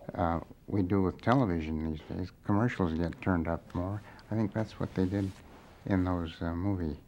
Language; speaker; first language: English; native; English